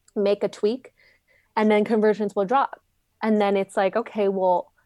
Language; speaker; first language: English; native; English